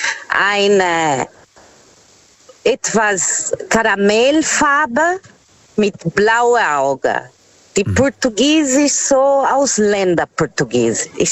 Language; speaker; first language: German; non-native, learner; Portuguese